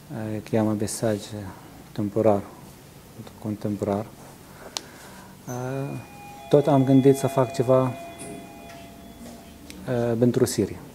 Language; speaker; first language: Romanian; non-native, learner; Arabic